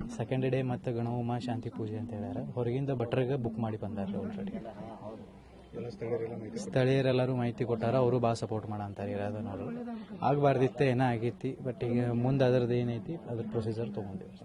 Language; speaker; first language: Kannada; native; Kannada